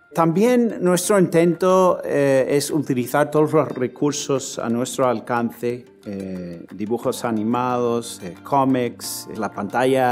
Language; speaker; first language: Spanish; non-native, fluent; English